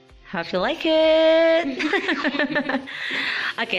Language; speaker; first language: English; non-native, local second language; Indonesian